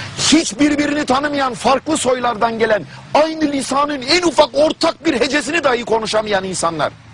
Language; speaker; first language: Turkish; non-native, fluent; German